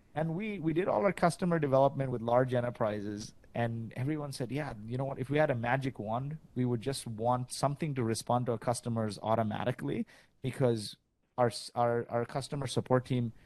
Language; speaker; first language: English; early bilingual, other home language; Arabic